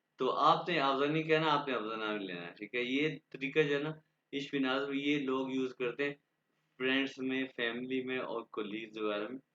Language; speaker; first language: Urdu; non-native, local second language; Punjabi